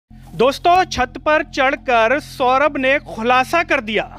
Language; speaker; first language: Hindi; native; Hindi